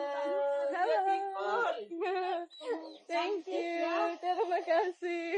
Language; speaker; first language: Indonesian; non-native, learner; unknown